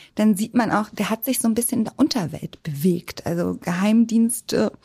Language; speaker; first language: German; native; German